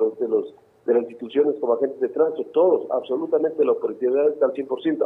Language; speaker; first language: Spanish; native; Spanish